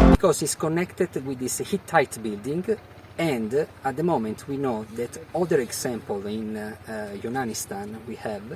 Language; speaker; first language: English; non-native, fluent; Italian